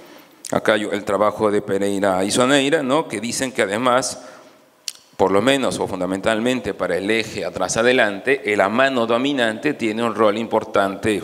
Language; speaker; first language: Spanish; native; Spanish